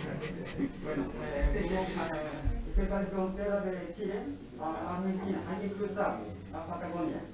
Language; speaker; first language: Spanish; non-native, learner; Japanese